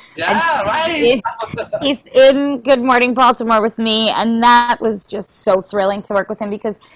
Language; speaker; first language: English; native; English